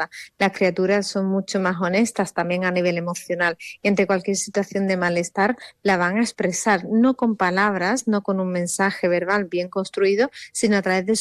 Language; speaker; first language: Spanish; native; Spanish